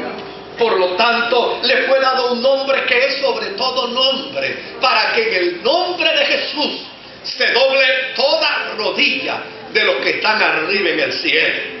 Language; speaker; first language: Spanish; native; Spanish